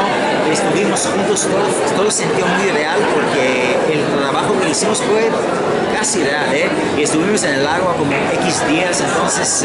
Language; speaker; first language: Spanish; non-native, fluent; Hebrew